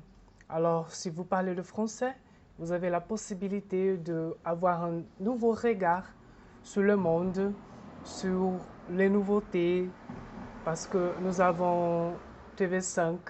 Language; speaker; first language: French; non-native, fluent; Portuguese